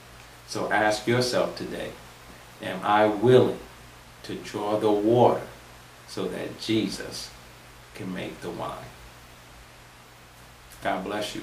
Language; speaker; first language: English; native; English